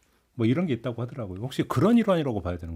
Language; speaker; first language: Korean; native; Korean